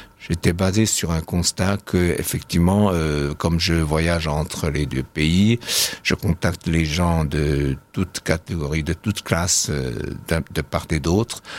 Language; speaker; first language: French; non-native, fluent; Chinese